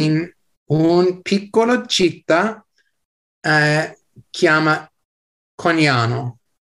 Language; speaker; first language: Italian; non-native, learner; English